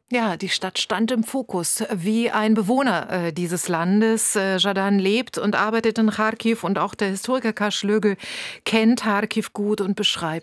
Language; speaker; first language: German; native; German